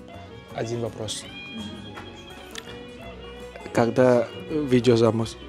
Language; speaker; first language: Russian; non-native, learner; Indonesian